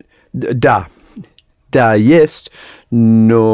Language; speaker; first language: Russian; non-native, learner; English